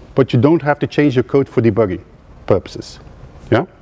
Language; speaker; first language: English; non-native, fluent; Dutch